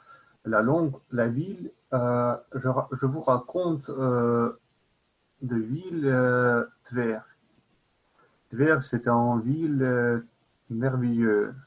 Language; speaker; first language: French; non-native, learner; Russian